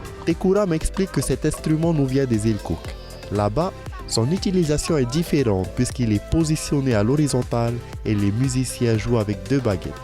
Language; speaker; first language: French; native; French